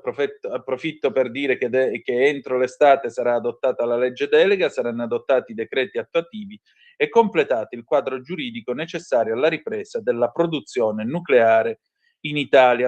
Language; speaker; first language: Italian; native; Italian